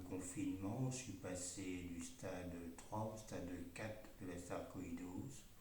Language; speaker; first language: French; native; French